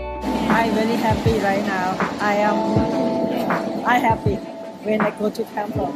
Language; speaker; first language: English; non-native, learner; Thai